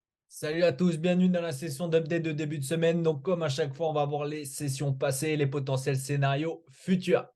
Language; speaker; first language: French; native; French